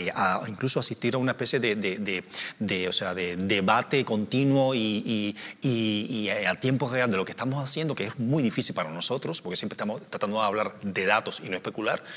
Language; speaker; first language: Spanish; native; Spanish